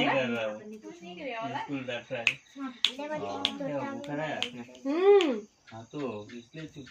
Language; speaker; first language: Hindi; non-native, local second language; Bangla